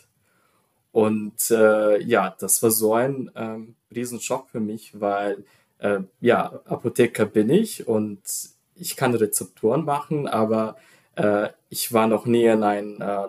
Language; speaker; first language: German; non-native, fluent; Serbian